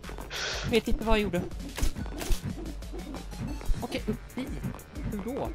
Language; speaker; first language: Swedish; native; Swedish